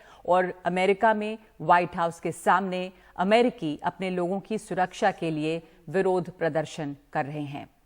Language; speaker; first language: Hindi; native; Hindi